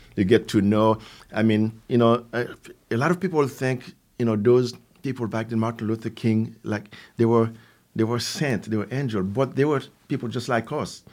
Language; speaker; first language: English; non-native, fluent; Haitian Creole